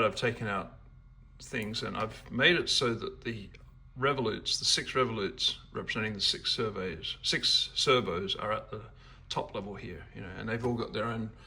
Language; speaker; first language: English; native; English